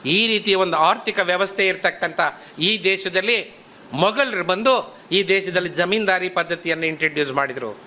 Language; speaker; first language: Kannada; non-native, local second language; Telugu